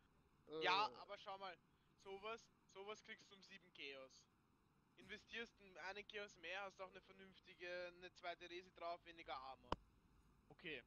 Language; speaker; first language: German; native; German